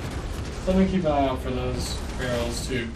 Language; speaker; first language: English; native; English